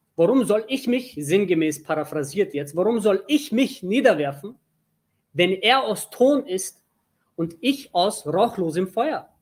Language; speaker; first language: German; early bilingual, other home language; Turkish